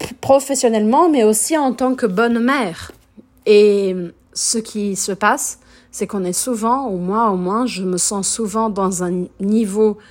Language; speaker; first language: French; non-native, fluent; Portuguese